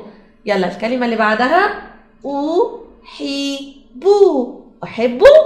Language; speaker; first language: Arabic; native; Arabic